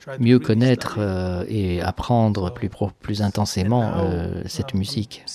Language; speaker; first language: French; non-native, fluent; Hebrew